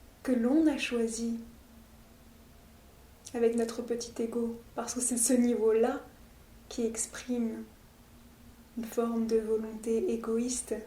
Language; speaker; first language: French; native; French